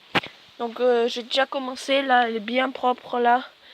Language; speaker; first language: French; native; French